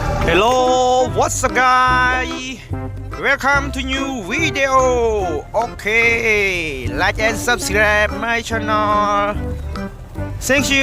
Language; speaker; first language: English; non-native, learner; Khmer